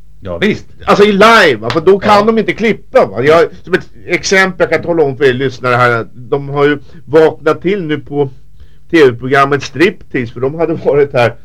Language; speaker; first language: Swedish; native; Swedish